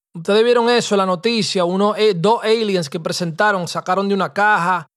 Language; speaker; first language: Spanish; early bilingual, heritage; Spanish